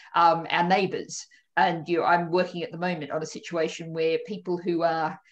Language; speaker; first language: English; native; English